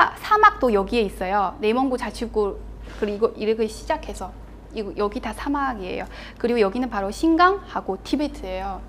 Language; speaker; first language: Korean; non-native, fluent; Chinese